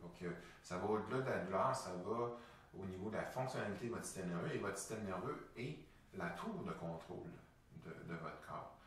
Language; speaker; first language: French; native; French